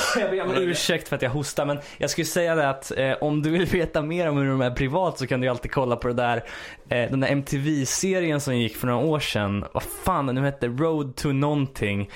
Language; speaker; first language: Swedish; native; Swedish